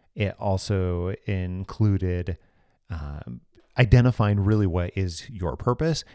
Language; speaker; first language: English; native; English